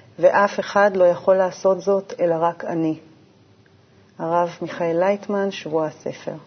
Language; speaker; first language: Hebrew; native; Hebrew